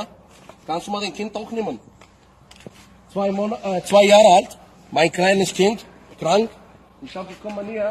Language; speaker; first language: German; non-native, learner; Bulgarian